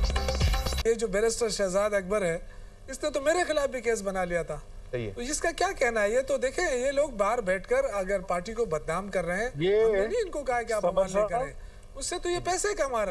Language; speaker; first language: Urdu; native; Urdu